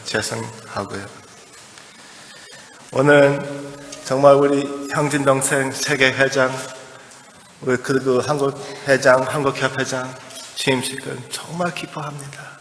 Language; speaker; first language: Korean; early bilingual, heritage; Korean